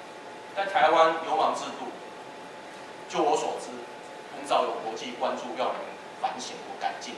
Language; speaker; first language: Chinese; native; Chinese